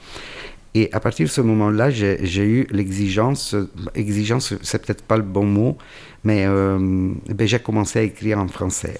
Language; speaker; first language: French; non-native, fluent; Italian